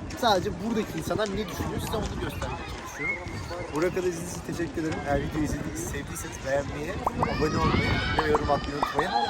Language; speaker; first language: Turkish; native; Turkish